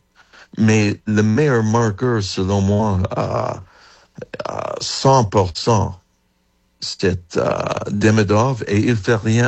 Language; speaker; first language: French; non-native, learner; English